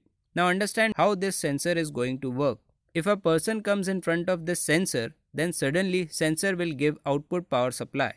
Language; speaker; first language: English; non-native, local second language; Hindi